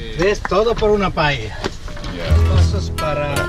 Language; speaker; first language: Spanish; non-native, fluent; Arabic